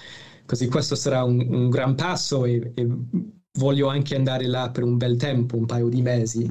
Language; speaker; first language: Italian; non-native, fluent; English